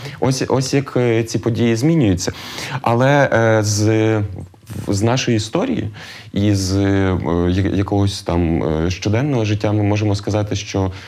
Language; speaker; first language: Ukrainian; native; Ukrainian